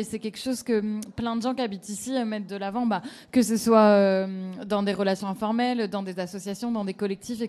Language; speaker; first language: French; native; French